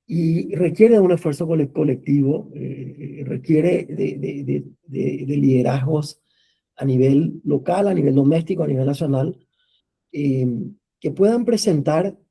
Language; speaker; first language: Spanish; native; Spanish